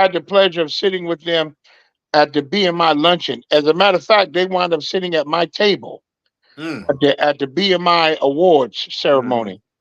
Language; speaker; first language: English; native; English